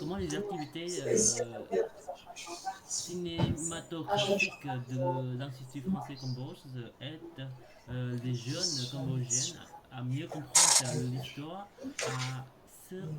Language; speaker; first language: French; non-native, learner; Khmer